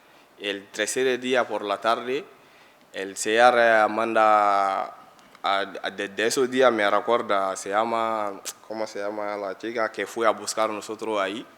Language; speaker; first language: Spanish; non-native, learner; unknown